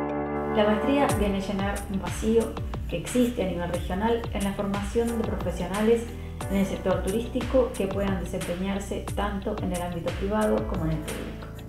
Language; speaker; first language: Spanish; native; Spanish